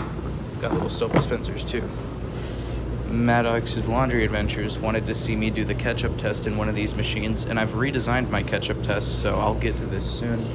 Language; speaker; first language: English; native; English